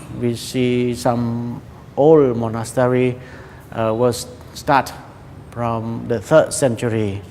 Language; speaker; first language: English; non-native, learner; Khmer